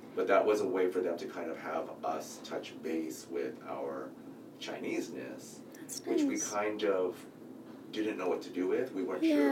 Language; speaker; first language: English; native; English